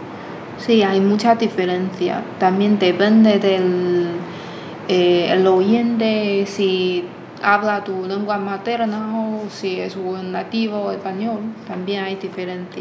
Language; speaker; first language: Spanish; non-native, fluent; Chinese